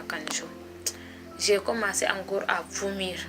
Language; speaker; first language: French; non-native, local second language; Wolof